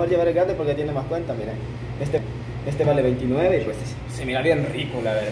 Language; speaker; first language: Spanish; native; Spanish